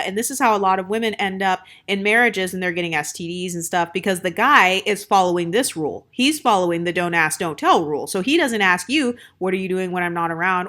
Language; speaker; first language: English; native; English